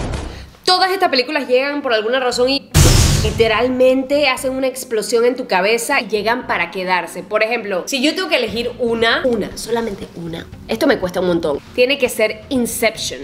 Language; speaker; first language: Spanish; native; Spanish